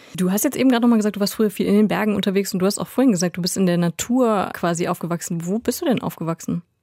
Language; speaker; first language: German; native; German